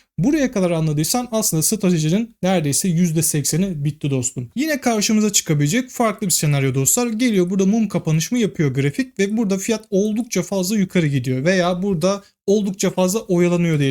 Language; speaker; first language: Turkish; native; Turkish